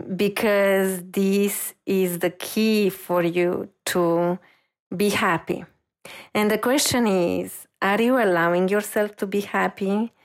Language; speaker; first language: English; non-native, fluent; Romanian